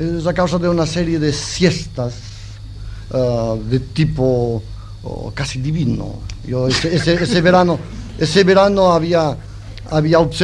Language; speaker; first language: Spanish; non-native, local second language; Catalan